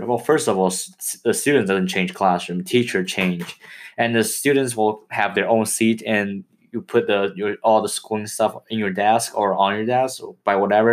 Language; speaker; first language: English; non-native, fluent; Chinese